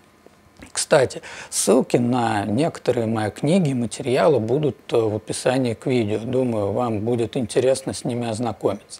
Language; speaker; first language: Russian; native; Russian